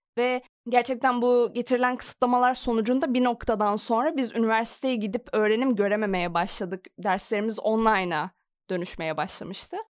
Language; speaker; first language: Turkish; native; Turkish